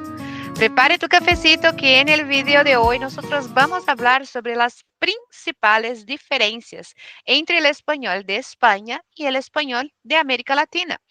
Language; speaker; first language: Spanish; non-native, fluent; Portuguese